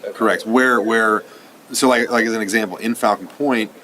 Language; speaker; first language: English; native; English